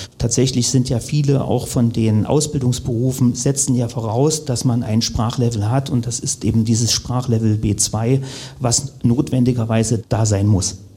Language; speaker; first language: German; native; German